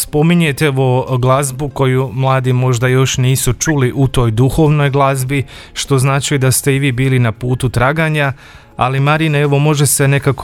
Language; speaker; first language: Croatian; native; Croatian